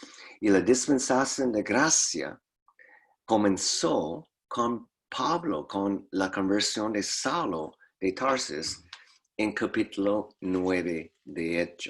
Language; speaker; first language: Spanish; non-native, fluent; English